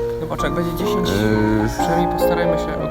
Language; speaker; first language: Polish; native; Polish